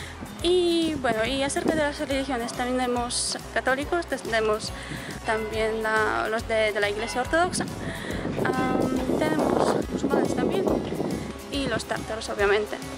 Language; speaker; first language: Spanish; non-native, fluent; Polish